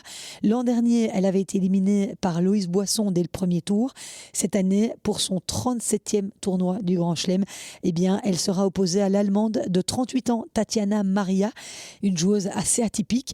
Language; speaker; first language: French; native; French